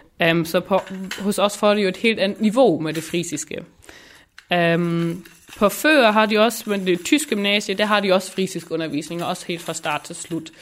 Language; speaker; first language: Danish; non-native, local second language; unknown